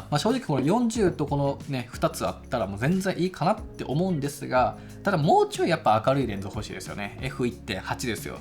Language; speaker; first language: Japanese; native; Japanese